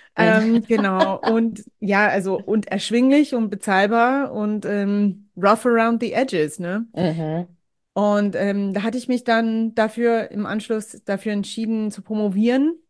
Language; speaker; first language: German; non-native, fluent; English